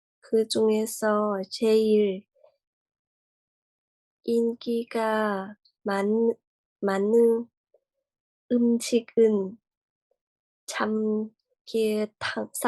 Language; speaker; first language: Korean; non-native, learner; Thai